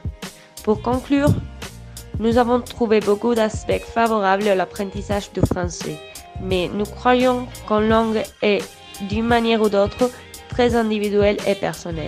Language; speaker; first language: French; non-native, learner; Spanish